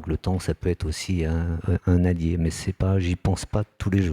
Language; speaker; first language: French; native; French